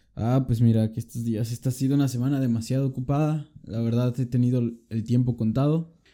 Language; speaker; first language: Spanish; native; Spanish